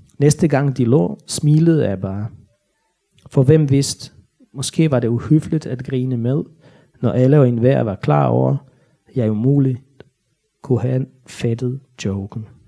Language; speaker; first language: Danish; non-native, fluent; Bosnian